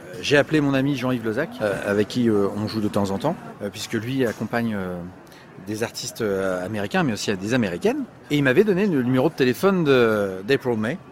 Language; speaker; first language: French; native; French